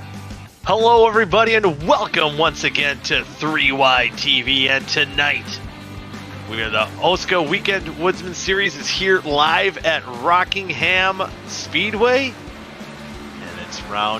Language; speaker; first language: English; native; English